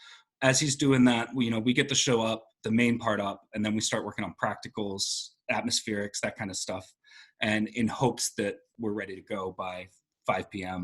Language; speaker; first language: English; native; English